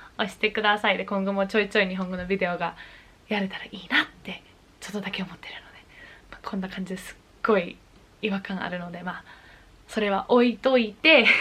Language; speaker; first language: Japanese; early bilingual, heritage; English